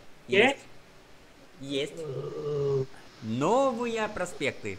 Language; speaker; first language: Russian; non-native, fluent; Vietnamese